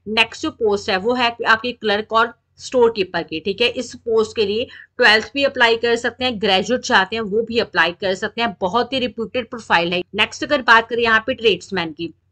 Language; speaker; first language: Hindi; native; Hindi